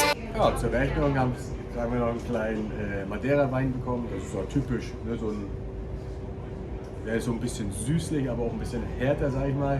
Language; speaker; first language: German; native; German